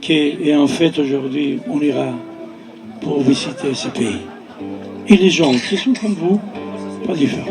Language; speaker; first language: French; non-native, fluent; Spanish